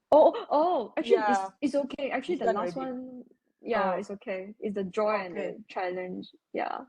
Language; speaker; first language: English; non-native, local second language; Chinese